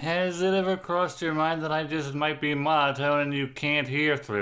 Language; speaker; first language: English; native; English